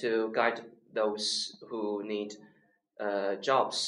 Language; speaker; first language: English; non-native, learner; Chinese